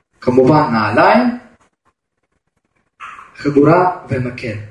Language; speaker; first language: Hebrew; non-native, fluent; Russian